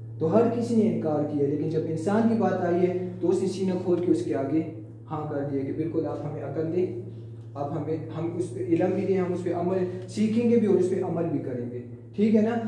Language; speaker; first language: Urdu; non-native, local second language; Pashto